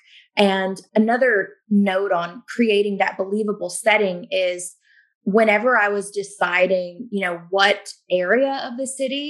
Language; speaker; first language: English; native; English